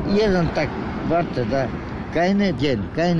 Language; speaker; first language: German; non-native, learner; Turkish